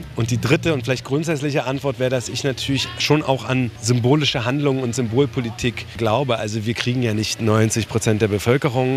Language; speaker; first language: German; native; German